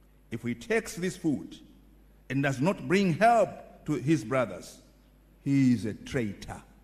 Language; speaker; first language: English; non-native, local second language; Swahili